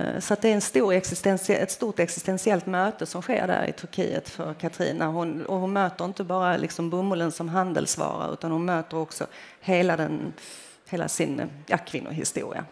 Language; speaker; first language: Swedish; early bilingual, other home language; Finnish